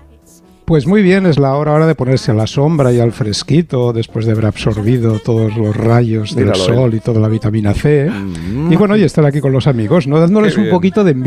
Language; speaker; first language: Spanish; native; Spanish